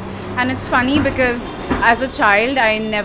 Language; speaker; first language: English; non-native, local second language; Hindi